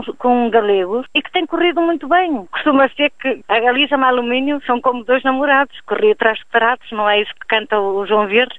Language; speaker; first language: Portuguese; native; Portuguese